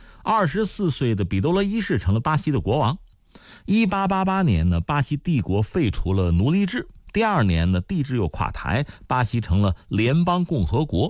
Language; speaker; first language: Chinese; native; Chinese